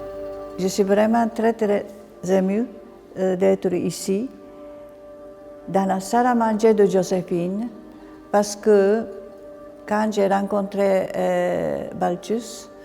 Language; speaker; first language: French; non-native, fluent; Japanese